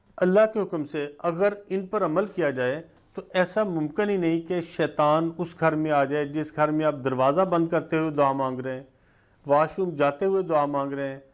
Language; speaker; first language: Urdu; non-native, local second language; Punjabi